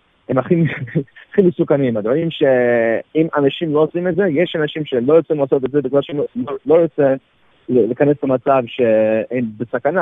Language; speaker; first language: Hebrew; non-native, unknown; English